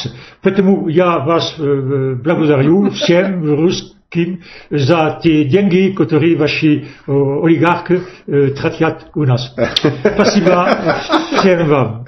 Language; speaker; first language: Russian; non-native, fluent; French